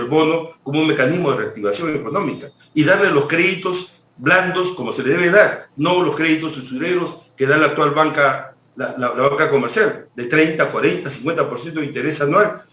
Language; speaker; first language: Spanish; native; Spanish